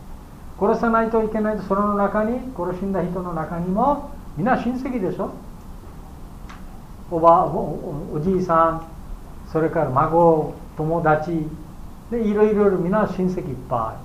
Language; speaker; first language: Japanese; non-native, learner; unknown